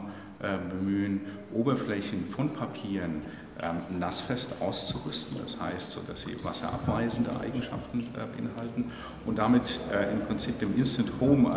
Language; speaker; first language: German; native; German